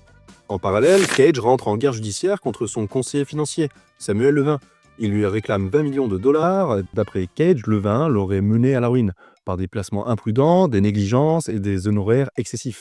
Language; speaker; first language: French; native; French